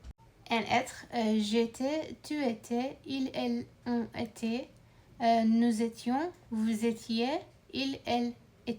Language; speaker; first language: French; non-native, learner; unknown